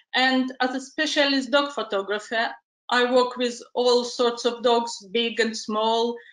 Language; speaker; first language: English; non-native, fluent; Ukrainian